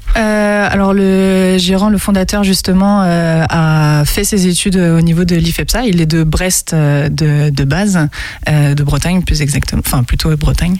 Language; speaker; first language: French; native; French